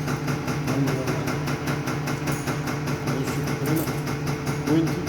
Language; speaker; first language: Italian; non-native, learner; Turkish